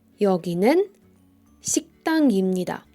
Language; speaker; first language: Korean; non-native, fluent; Polish